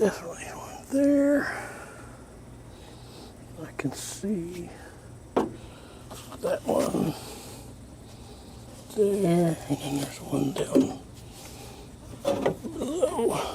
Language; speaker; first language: English; native; English